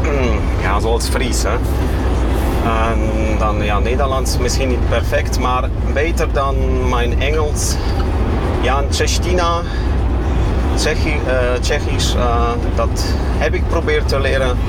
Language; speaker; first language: Dutch; non-native, fluent; Kashubian